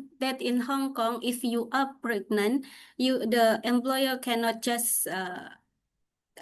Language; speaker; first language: English; non-native, learner; Indonesian